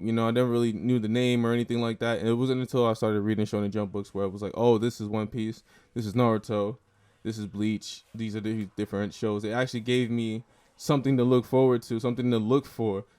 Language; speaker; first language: English; native; English